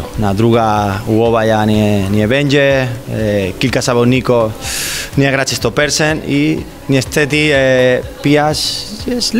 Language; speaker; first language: Polish; non-native, learner; Spanish